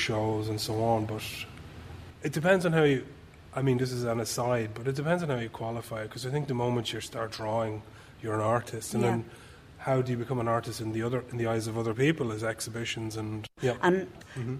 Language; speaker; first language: English; native; English